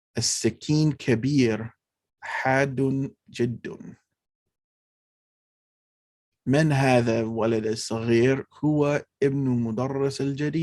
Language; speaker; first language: Arabic; non-native, fluent; English